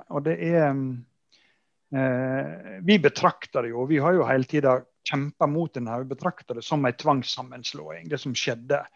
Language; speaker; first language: Norwegian; native; Norwegian